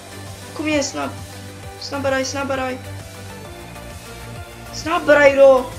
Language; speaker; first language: Swedish; early bilingual, other home language; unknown